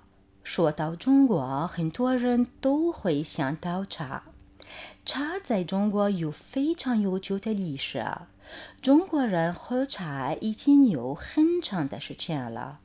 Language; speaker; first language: Chinese; non-native, fluent; Arabic